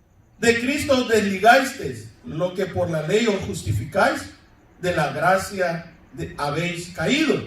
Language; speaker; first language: Spanish; native; Spanish